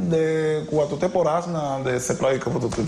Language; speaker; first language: Bulgarian; non-native, learner; Spanish